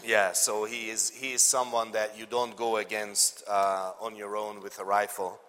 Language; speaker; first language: English; non-native, fluent; Hungarian